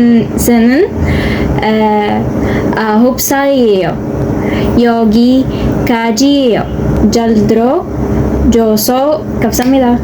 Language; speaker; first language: Korean; non-native, learner; Arabic